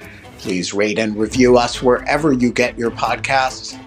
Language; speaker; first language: English; native; English